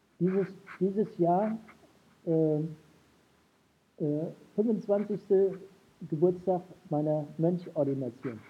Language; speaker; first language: German; non-native, learner; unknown